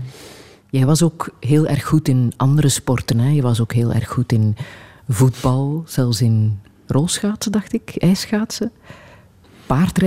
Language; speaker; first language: Dutch; native; Dutch